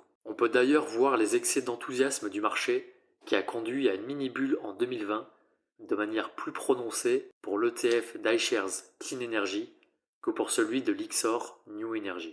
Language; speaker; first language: French; native; French